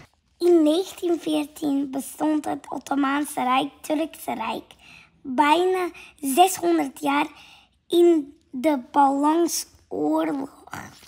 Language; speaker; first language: Dutch; early bilingual, other home language; Turkish